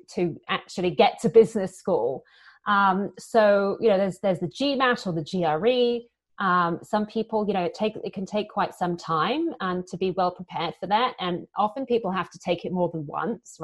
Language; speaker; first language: English; native; English